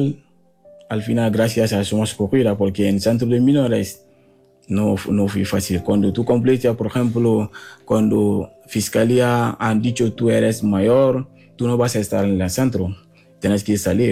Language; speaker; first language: Spanish; non-native, fluent; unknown